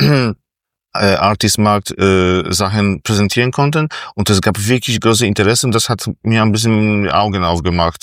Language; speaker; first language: German; non-native, fluent; Polish